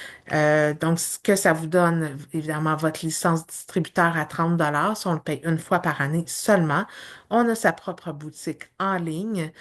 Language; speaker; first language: French; native; French